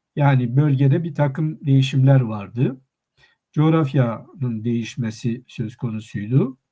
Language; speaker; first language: Turkish; non-native, local second language; Kurdish